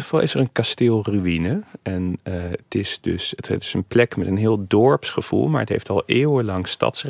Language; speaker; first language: Dutch; native; Dutch